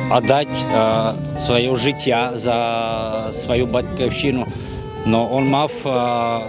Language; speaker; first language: Ukrainian; non-native, learner; Latvian